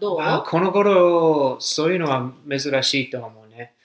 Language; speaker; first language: Japanese; non-native, fluent; English